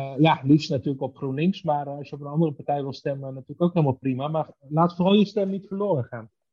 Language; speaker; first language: Dutch; native; Dutch